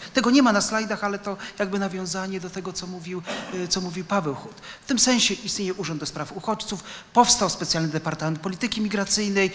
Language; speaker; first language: Polish; native; Polish